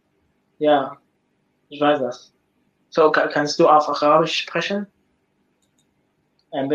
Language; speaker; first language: German; non-native, learner; Arabic